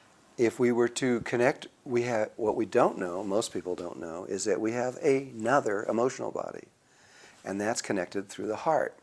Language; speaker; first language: English; native; English